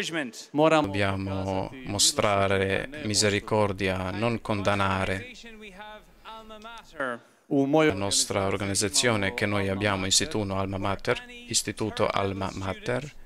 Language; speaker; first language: Italian; non-native, fluent; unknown